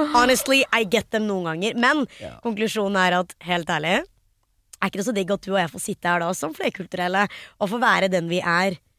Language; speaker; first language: Norwegian; early bilingual, other home language; Hindi